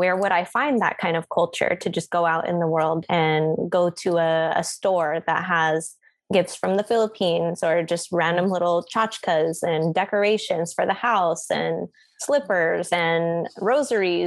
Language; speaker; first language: English; native; English